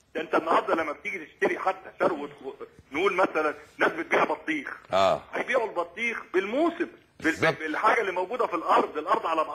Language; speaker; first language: Arabic; native; Arabic